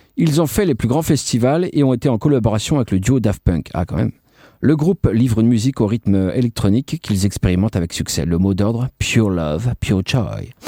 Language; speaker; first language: French; native; French